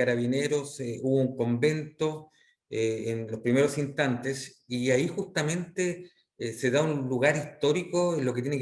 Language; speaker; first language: Spanish; native; Spanish